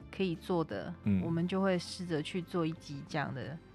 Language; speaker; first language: Chinese; non-native, local second language; Min Nan Chinese